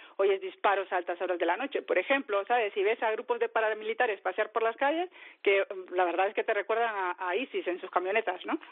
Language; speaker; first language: Spanish; native; Spanish